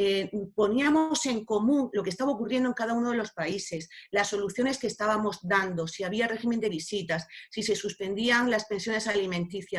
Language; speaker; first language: Spanish; native; Spanish